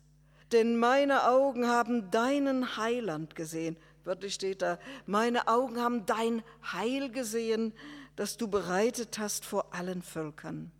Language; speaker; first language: German; native; German